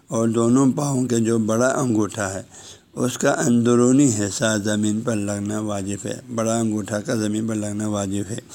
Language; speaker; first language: Urdu; non-native, local second language; Balti